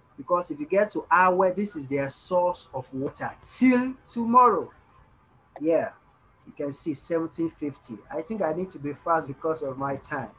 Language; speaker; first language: English; non-native, local second language; Yoruba